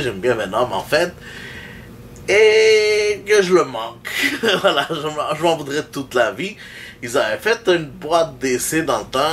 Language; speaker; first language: French; native; French